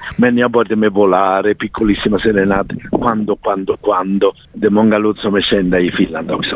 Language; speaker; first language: Swedish; non-native, fluent; Italian